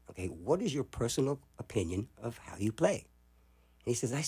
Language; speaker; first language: English; native; English